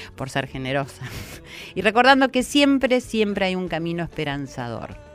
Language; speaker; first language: Spanish; native; Spanish